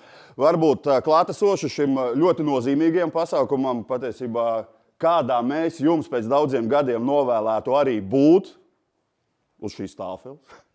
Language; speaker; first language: Latvian; native; Latvian